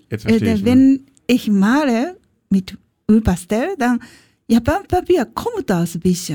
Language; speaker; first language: German; non-native, learner; Japanese